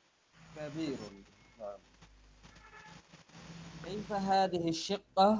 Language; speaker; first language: Arabic; non-native, fluent; Bangla